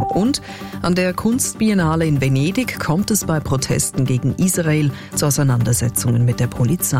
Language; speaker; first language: German; native; German